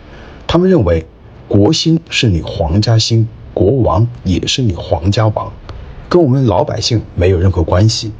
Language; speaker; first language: Chinese; native; Chinese